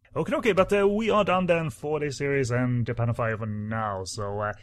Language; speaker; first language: English; non-native, fluent; Swedish